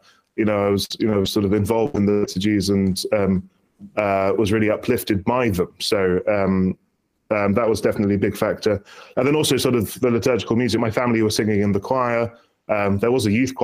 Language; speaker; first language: English; native; English